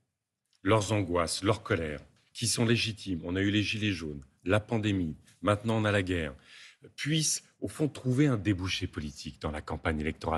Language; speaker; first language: French; native; French